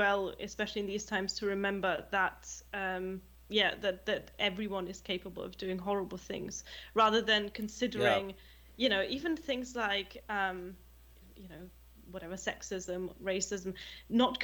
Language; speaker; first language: English; non-native, fluent; German